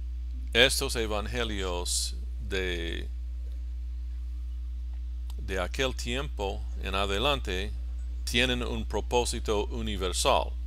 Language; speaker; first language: Spanish; non-native, fluent; English